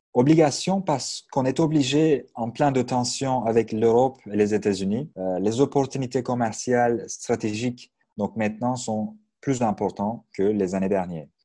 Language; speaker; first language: French; non-native, fluent; Turkish